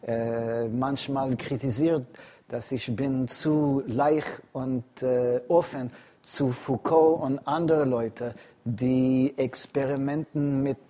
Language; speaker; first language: German; non-native, fluent; English